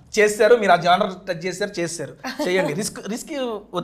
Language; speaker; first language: Telugu; native; Telugu